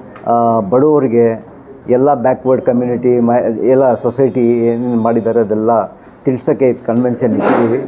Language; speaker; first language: Kannada; non-native, local second language; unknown